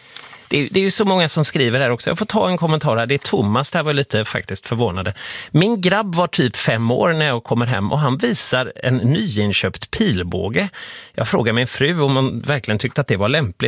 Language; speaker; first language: Swedish; native; Swedish